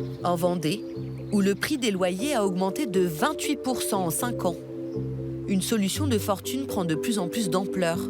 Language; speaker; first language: French; native; French